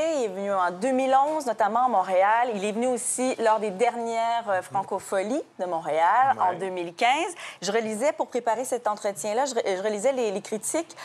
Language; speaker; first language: French; native; French